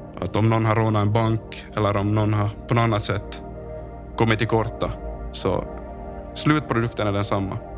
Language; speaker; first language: Swedish; native; Swedish